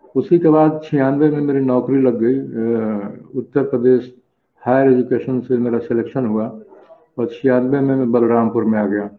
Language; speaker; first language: Hindi; native; Hindi